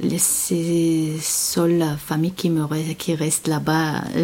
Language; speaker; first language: French; non-native, learner; Chechen